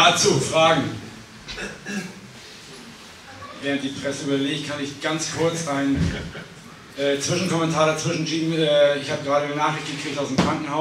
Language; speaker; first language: German; native; German